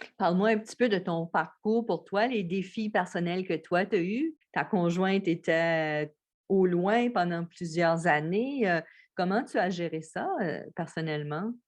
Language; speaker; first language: French; native; French